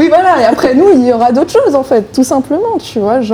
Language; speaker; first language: French; native; French